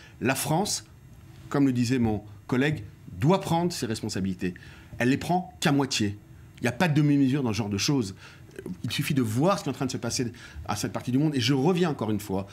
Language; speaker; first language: French; native; French